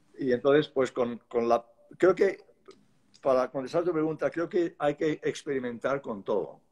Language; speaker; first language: Spanish; native; Spanish